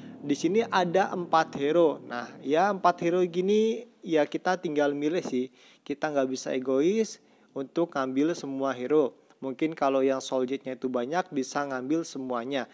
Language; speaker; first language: Indonesian; native; Indonesian